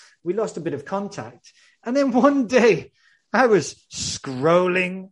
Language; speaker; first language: English; native; English